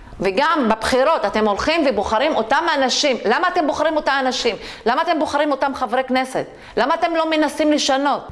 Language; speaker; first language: Hebrew; non-native, local second language; Arabic